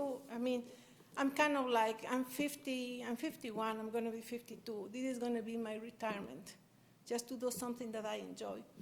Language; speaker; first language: English; non-native, fluent; Spanish